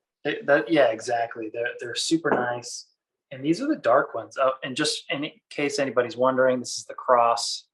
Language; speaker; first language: English; native; English